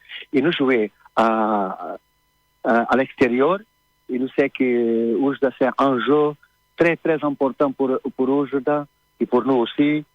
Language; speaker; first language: French; non-native, learner; Portuguese